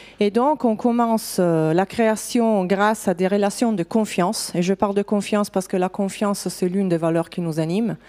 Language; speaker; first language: French; non-native, fluent; Italian